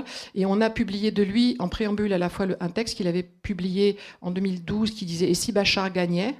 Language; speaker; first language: French; native; French